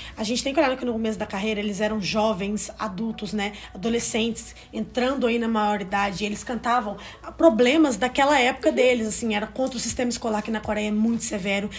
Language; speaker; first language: Portuguese; native; Portuguese